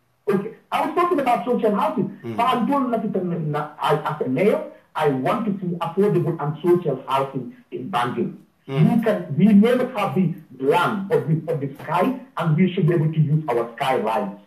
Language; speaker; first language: English; non-native, local second language; Wolof